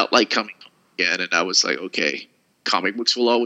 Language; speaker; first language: English; early bilingual, other home language; Spanish